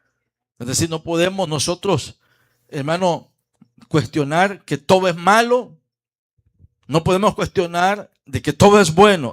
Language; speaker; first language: Spanish; native; Spanish